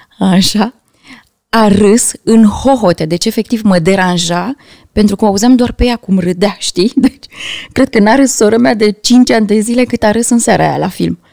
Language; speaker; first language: Romanian; native; Romanian